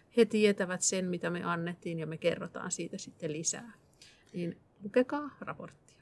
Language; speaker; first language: Finnish; native; Finnish